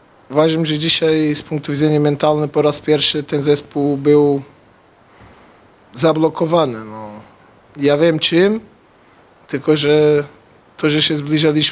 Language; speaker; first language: Polish; non-native, fluent; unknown